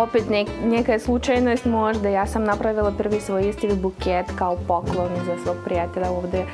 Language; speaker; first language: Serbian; non-native, fluent; Russian